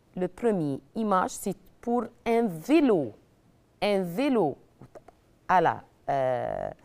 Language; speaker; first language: French; non-native, learner; Arabic